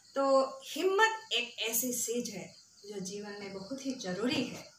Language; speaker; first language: Hindi; non-native, local second language; Assamese